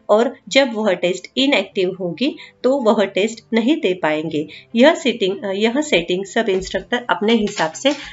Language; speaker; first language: Hindi; non-native, local second language; Marathi